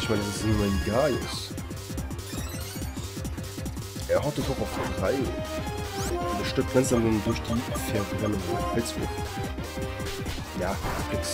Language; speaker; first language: German; native; German